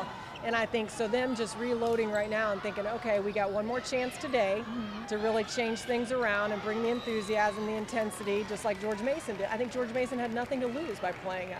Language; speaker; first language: English; native; English